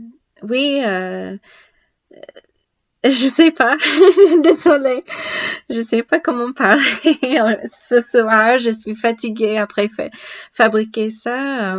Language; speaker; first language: French; non-native, learner; English